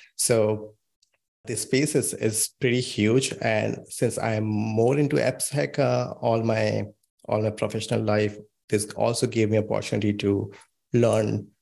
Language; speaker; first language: English; non-native, local second language; Hindi